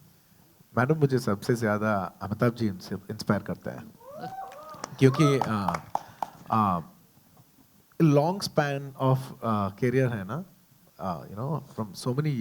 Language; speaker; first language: Hindi; non-native, local second language; Telugu